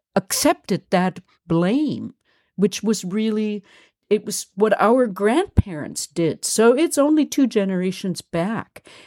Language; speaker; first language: English; non-native, fluent; German